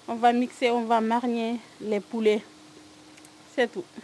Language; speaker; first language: French; non-native, learner; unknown